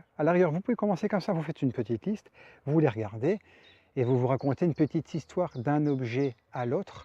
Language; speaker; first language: French; native; French